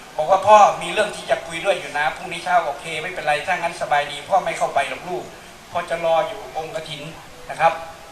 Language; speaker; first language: Thai; native; Thai